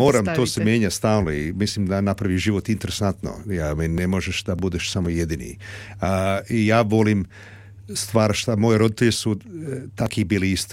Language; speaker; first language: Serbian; early bilingual, heritage; Serbian